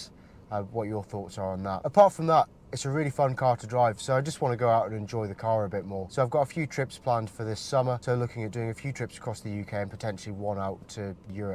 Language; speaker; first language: English; native; English